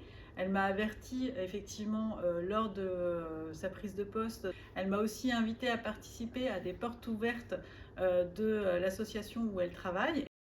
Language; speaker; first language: French; native; French